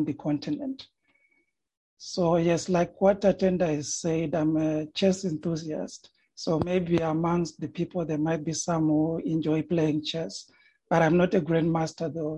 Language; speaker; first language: English; non-native, local second language; Shona